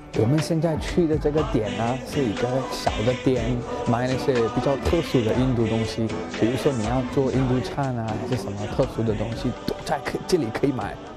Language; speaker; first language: Chinese; non-native, fluent; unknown